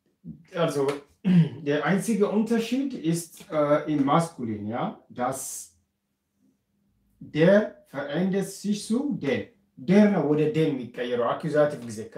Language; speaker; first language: German; non-native, fluent; Amharic